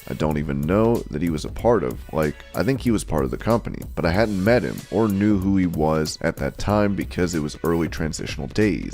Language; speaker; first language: English; native; English